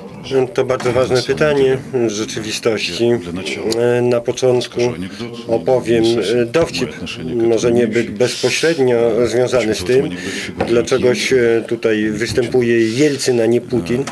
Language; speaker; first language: Polish; non-native, fluent; Russian